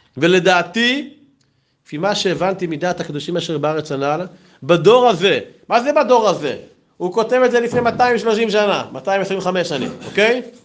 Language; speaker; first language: Hebrew; native; Hebrew